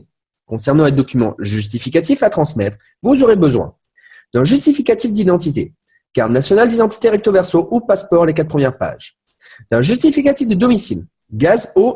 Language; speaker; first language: French; native; French